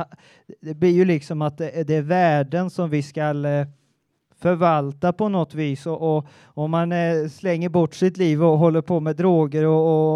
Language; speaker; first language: Swedish; native; Swedish